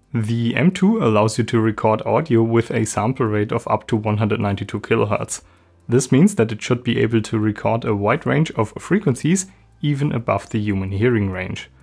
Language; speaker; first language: English; non-native, fluent; German